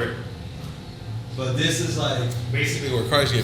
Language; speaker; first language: English; native; English